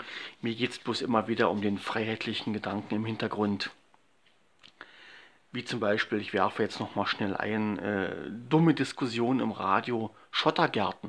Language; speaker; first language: German; native; German